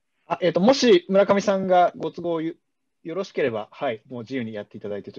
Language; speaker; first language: Japanese; native; Japanese